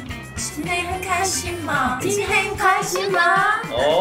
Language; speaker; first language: Chinese; non-native, learner; Korean